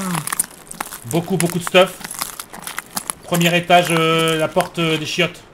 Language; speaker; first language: French; native; French